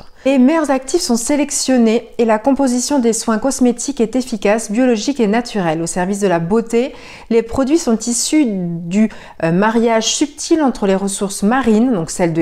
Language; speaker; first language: French; native; French